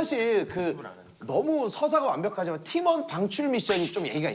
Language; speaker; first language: Korean; native; Korean